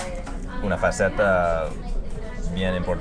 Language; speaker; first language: Spanish; non-native, fluent; English